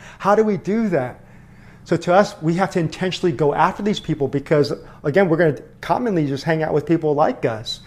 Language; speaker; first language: English; early bilingual, other home language; Korean